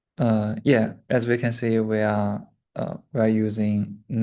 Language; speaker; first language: English; non-native, learner; Chinese